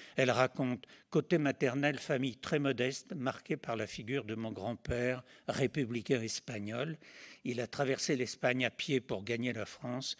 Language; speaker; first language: French; native; French